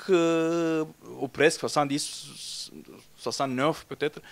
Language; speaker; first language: French; non-native, fluent; Romanian